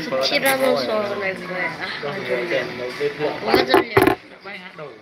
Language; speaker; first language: Korean; early bilingual, heritage; Korean